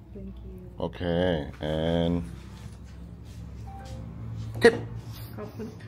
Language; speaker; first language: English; non-native, learner; Korean